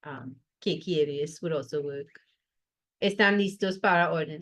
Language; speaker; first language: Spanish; non-native, fluent; English